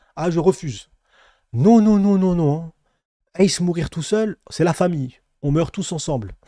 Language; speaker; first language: French; native; French